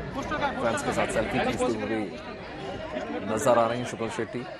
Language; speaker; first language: Hindi; native; Hindi